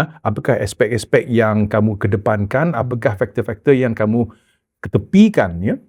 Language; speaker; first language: Malay; early bilingual, heritage; Malay